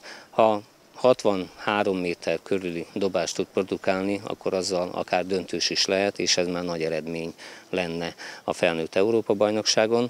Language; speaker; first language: Hungarian; native; Hungarian